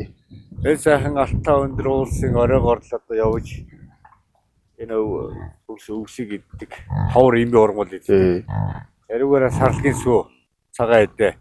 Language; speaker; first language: Mongolian; native; Mongolian